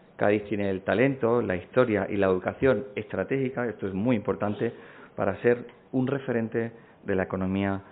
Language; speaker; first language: Spanish; native; Spanish